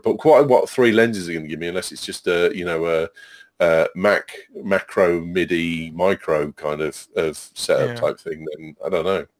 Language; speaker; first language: English; native; English